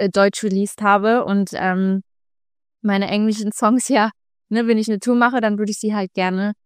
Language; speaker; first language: German; non-native, fluent; Swiss German